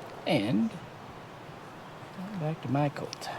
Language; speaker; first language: English; native; English